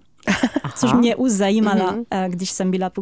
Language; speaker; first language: Czech; non-native, fluent; French